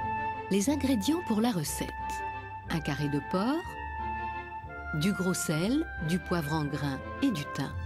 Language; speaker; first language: French; native; French